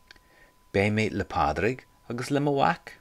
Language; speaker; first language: Irish; non-native, fluent; English